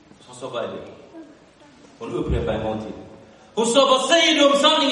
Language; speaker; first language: Swedish; early bilingual, other home language; Arabic